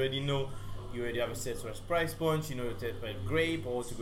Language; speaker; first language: English; non-native, fluent; French